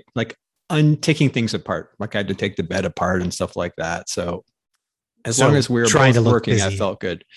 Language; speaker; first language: English; native; English